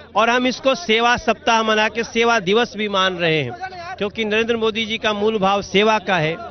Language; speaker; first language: Hindi; native; Hindi